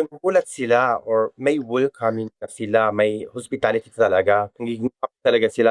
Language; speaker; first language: Filipino; non-native, fluent; Arabic